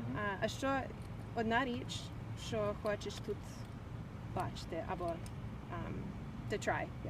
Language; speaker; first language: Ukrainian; early bilingual, heritage; Ukrainian